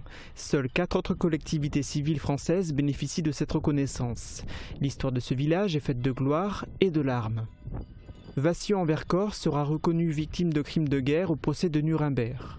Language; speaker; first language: French; native; French